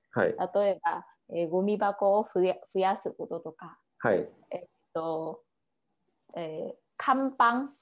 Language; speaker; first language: Japanese; non-native, learner; Vietnamese